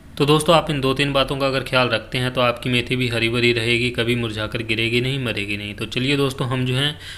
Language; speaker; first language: Hindi; native; Hindi